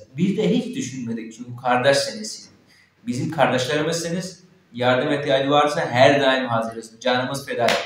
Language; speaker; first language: Turkish; non-native, fluent; Urdu